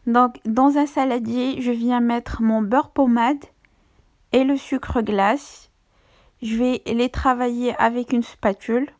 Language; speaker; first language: French; non-native, local second language; Arabic